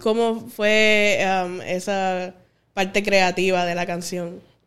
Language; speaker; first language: Spanish; native; Spanish